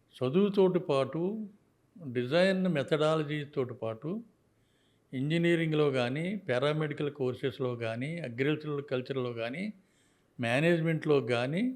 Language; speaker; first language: Telugu; native; Telugu